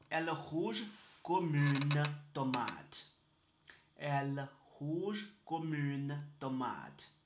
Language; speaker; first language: French; non-native, learner; Chinese